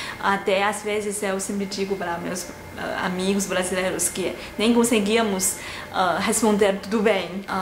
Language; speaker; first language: Portuguese; non-native, fluent; Chinese